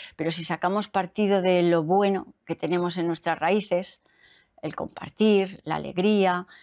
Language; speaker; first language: Spanish; native; Spanish